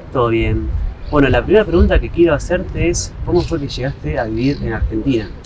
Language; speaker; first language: Spanish; native; Spanish